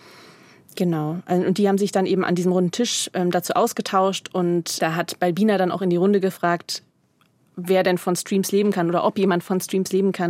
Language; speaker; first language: German; native; German